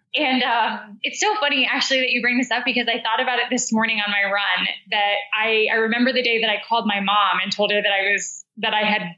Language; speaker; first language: English; native; English